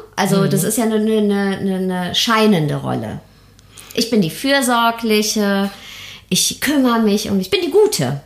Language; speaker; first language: German; early bilingual, other home language; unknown